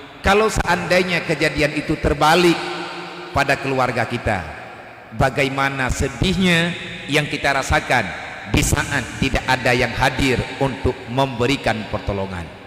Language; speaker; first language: Malay; non-native, local second language; Achinese